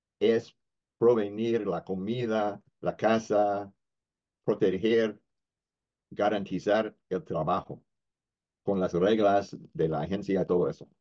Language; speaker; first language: Spanish; non-native, fluent; English